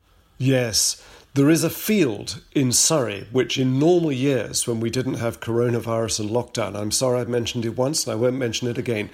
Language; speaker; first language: English; native; English